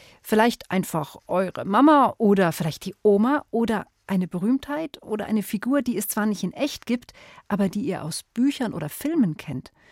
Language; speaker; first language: German; native; German